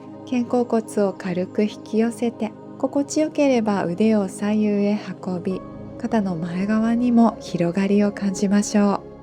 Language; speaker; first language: Japanese; native; Japanese